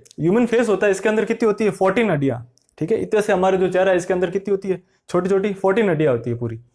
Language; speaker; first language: Hindi; native; Hindi